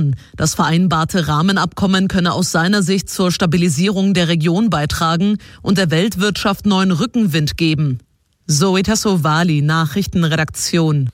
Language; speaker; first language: German; native; German